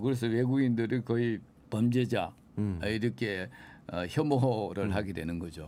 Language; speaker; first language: Korean; native; Korean